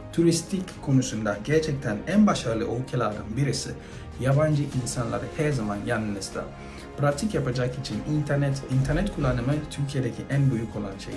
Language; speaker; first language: Turkish; non-native, fluent; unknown